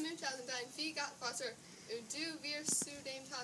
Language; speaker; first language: German; non-native, learner; English